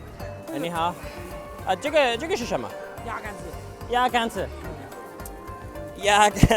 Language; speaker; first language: Chinese; non-native, learner; English